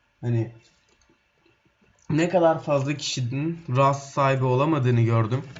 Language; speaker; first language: Turkish; native; Turkish